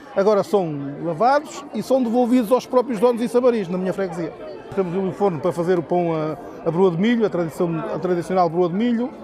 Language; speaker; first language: Portuguese; native; Portuguese